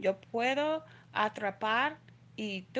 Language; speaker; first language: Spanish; non-native, learner; English